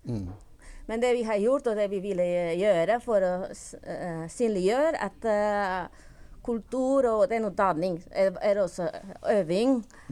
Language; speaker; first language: Norwegian; non-native, learner; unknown